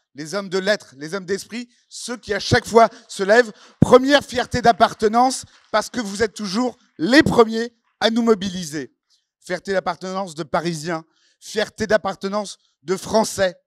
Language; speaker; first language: French; non-native, fluent; Ukrainian